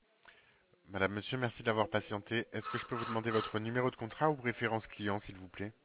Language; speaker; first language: French; native; French